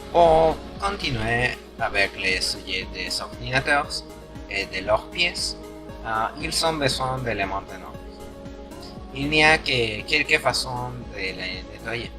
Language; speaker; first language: French; non-native, learner; Spanish